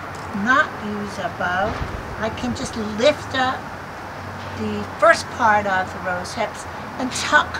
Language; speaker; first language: English; native; English